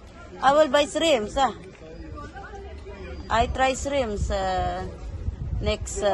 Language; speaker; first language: English; non-native, local second language; Filipino